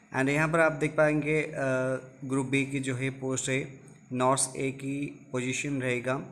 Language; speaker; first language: Hindi; non-native, local second language; Odia